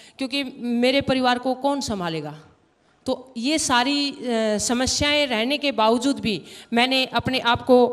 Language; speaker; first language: Hindi; native; Hindi